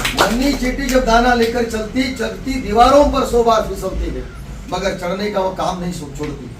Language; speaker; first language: Hindi; non-native, local second language; Marathi